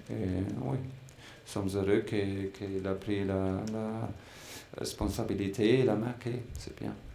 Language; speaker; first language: French; non-native, fluent; German